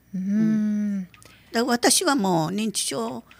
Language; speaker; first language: Japanese; native; Japanese